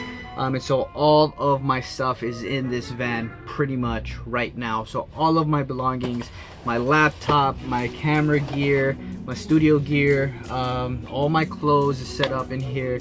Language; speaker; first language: English; native; English